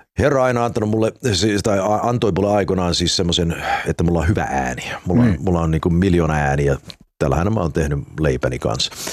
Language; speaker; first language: Finnish; early bilingual, heritage; Finnish